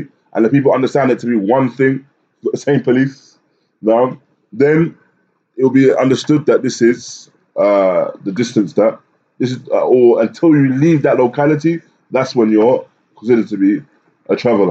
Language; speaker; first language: English; native; English